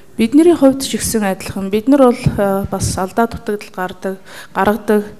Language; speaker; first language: Mongolian; native; Mongolian